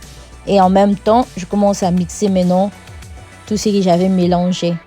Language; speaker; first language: French; non-native, fluent; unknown